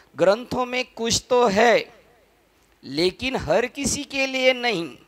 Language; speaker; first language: Hindi; non-native, local second language; Marathi